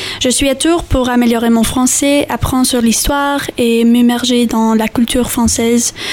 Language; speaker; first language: French; non-native, learner; Spanish